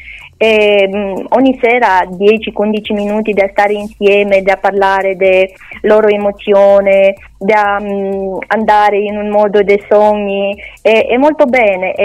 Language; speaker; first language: Italian; non-native, learner; Romanian